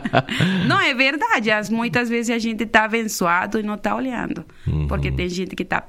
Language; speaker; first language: Portuguese; non-native, fluent; Spanish